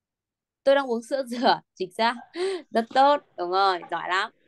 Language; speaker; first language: Vietnamese; native; Vietnamese